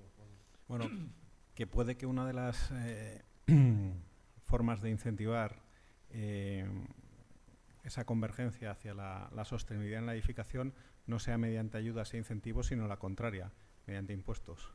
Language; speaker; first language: Spanish; native; Spanish